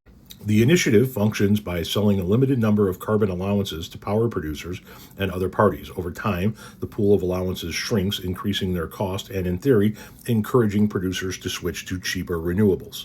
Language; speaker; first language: English; native; English